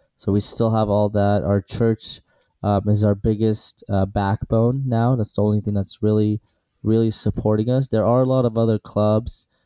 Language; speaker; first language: English; early bilingual, other home language; Assyrian Neo-Aramaic